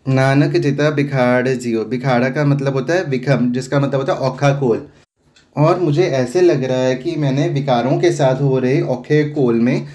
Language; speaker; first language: Hindi; non-native, local second language; Punjabi